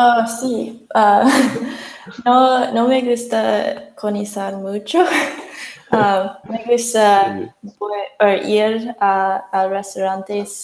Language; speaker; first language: Spanish; non-native, learner; English